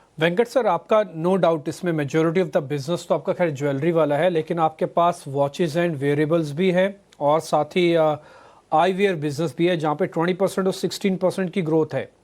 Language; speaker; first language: Hindi; native; Hindi